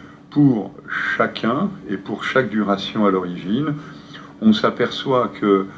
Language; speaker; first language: French; native; French